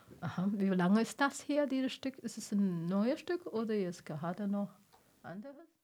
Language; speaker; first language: German; non-native, fluent; Chinese